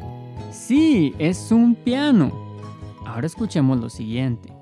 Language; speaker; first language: Spanish; native; Spanish